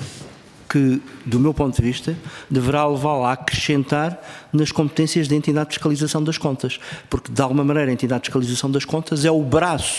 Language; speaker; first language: Portuguese; native; Portuguese